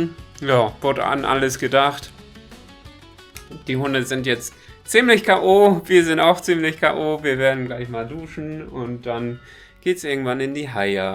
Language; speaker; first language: German; native; German